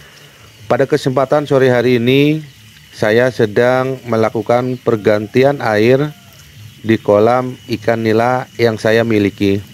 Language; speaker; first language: Indonesian; native; Indonesian